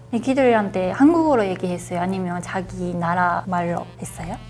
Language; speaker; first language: Korean; non-native, fluent; Japanese